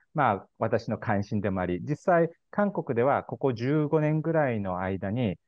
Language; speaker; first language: Japanese; non-native, fluent; Korean